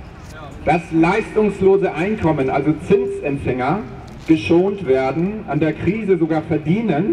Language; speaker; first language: German; native; German